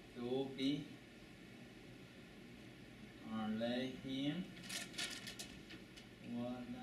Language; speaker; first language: Arabic; non-native, learner; Chinese